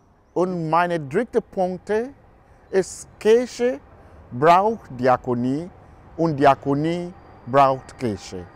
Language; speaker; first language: German; non-native, fluent; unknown